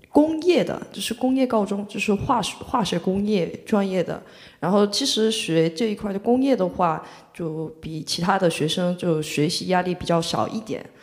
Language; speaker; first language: Chinese; non-native, fluent; Korean